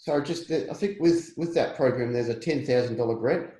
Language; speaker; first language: English; native; English